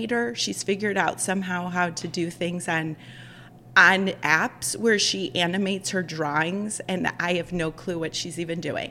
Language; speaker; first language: English; native; English